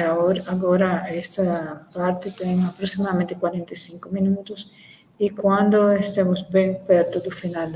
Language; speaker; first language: Portuguese; non-native, fluent; Spanish